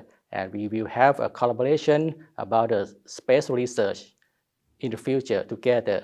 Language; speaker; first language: English; non-native, learner; Thai